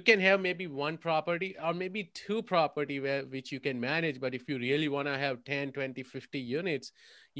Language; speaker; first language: English; non-native, local second language; Gujarati